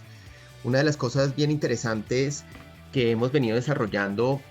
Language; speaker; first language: Spanish; native; Spanish